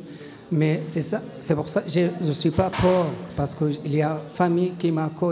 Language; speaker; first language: French; non-native, learner; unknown